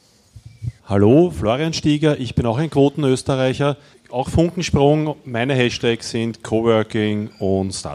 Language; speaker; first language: German; native; German